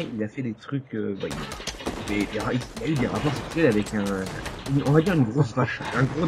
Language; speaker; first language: French; native; French